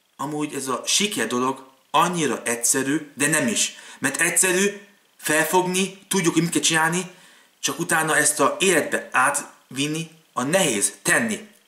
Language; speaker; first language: Hungarian; early bilingual, other home language; German